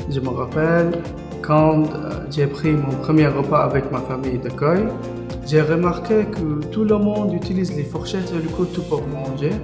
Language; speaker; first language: French; non-native, learner; Arabic